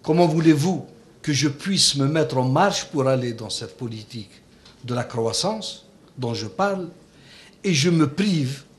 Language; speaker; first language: French; non-native, local second language; Arabic